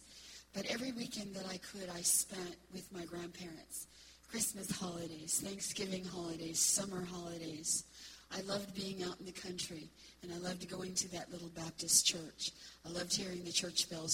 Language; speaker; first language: English; native; English